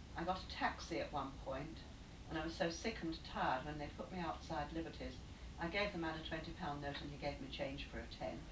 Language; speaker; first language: English; native; English